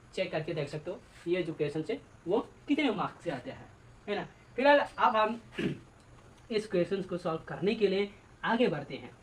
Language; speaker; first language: Hindi; non-native, local second language; Bangla